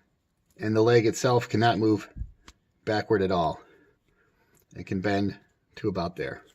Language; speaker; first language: English; native; English